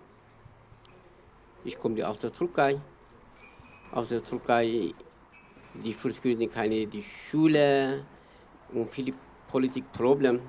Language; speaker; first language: German; non-native, learner; Kurdish